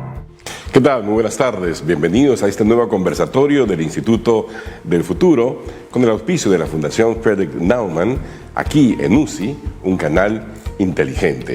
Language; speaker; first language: Spanish; native; Spanish